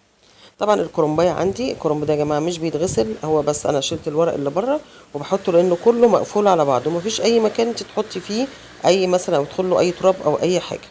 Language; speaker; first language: Arabic; native; Arabic